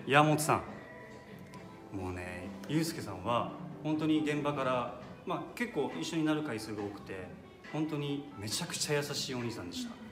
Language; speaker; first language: Japanese; native; Japanese